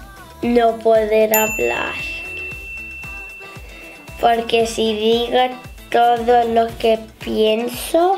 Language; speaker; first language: Spanish; early bilingual, heritage; Spanish